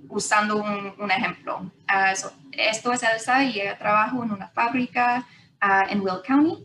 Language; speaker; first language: Spanish; non-native, fluent; English